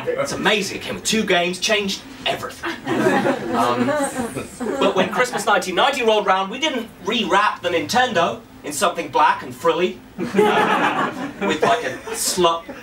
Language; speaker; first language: English; native; English